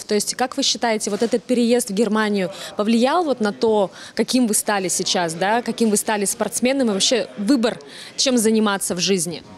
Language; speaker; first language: Russian; non-native, fluent; Armenian